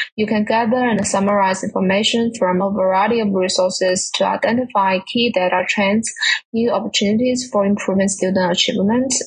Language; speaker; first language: English; non-native, fluent; Chinese